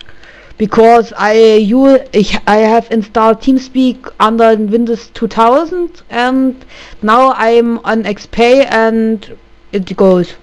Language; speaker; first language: English; non-native, learner; German